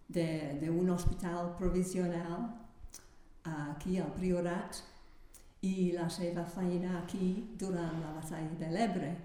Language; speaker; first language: Catalan; non-native, fluent; English